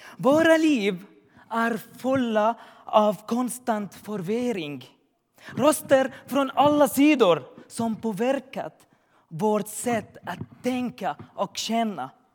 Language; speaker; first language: Swedish; non-native, learner; Arabic